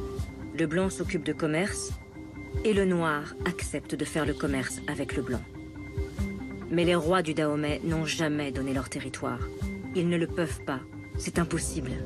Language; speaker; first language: French; native; French